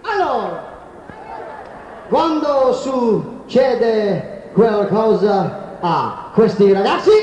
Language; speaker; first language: Italian; non-native, learner; English